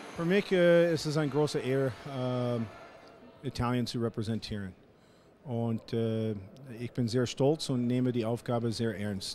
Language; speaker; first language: German; non-native, fluent; English